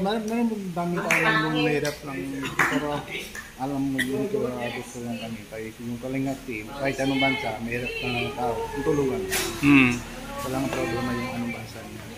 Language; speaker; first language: Filipino; non-native, learner; Punjabi